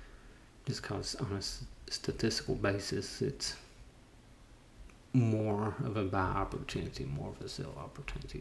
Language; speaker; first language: English; native; English